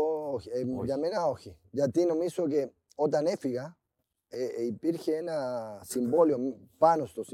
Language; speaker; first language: Greek; non-native, fluent; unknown